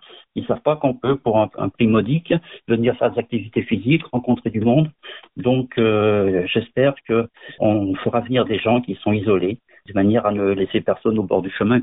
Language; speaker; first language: French; native; French